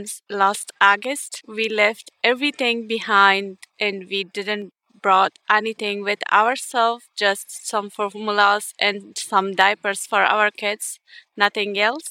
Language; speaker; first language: English; non-native, fluent; Ukrainian